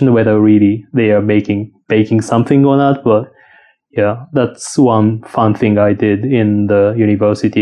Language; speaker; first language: English; non-native, fluent; Japanese